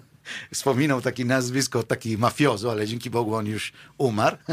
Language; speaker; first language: Polish; non-native, fluent; Italian